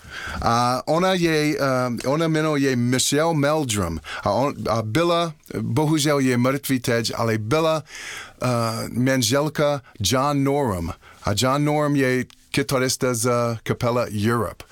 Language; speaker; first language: Czech; non-native, learner; English